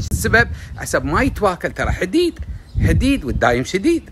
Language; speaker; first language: Arabic; native; Arabic